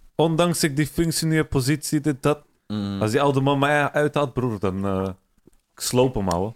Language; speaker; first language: Dutch; early bilingual, other home language; Turkish